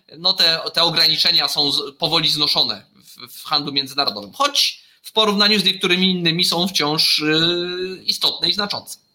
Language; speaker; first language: Polish; native; Polish